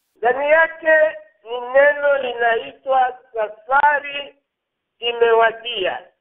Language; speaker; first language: Swahili; non-native, local second language; Rundi